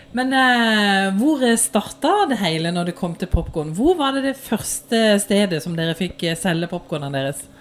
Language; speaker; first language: Norwegian; native; Norwegian